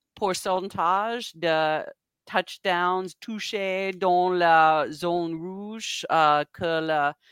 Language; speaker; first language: French; non-native, learner; English